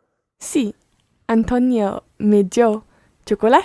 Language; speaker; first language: Spanish; non-native, learner; English